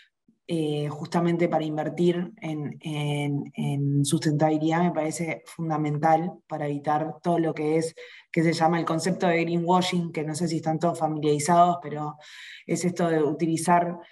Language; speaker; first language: Spanish; native; Spanish